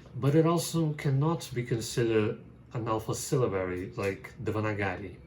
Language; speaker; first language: English; non-native, fluent; Portuguese